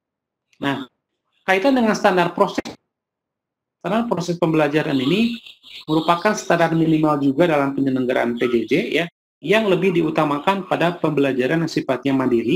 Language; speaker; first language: Indonesian; native; Indonesian